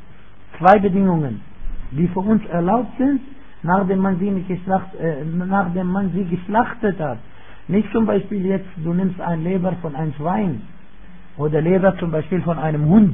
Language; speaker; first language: German; non-native, fluent; Arabic